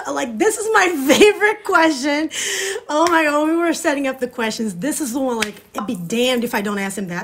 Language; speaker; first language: English; non-native, fluent; Portuguese